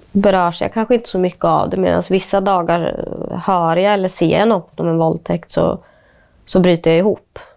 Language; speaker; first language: Swedish; native; Swedish